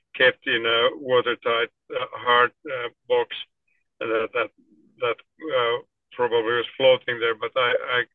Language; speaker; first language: English; non-native, fluent; Finnish